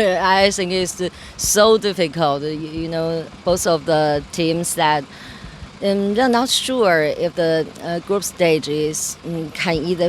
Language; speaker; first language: English; non-native, learner; Chinese